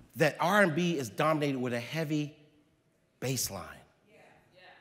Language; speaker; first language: English; native; English